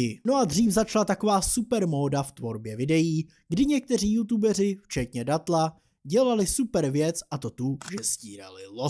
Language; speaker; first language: Czech; native; Czech